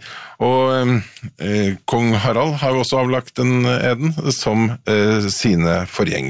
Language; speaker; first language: Norwegian; native; Norwegian